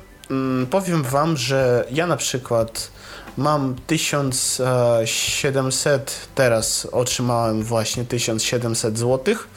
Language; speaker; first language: Polish; non-native, fluent; Russian